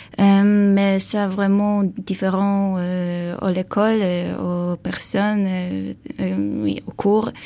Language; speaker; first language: French; non-native, learner; Polish